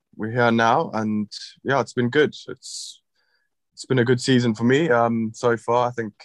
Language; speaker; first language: English; native; English